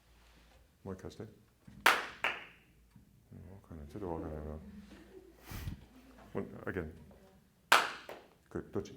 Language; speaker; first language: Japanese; non-native, fluent; English